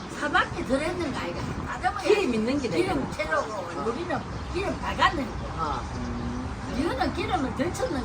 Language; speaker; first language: Korean; non-native, learner; Thai